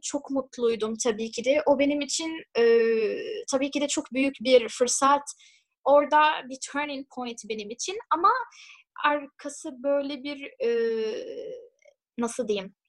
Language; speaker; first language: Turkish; non-native, fluent; Arabic